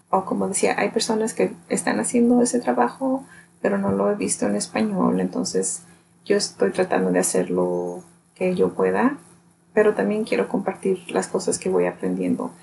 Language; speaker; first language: Spanish; early bilingual, heritage; Spanish